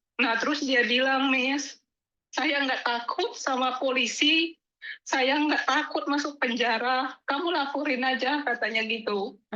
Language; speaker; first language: Indonesian; native; Indonesian